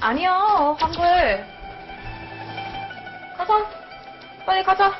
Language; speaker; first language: Korean; non-native, learner; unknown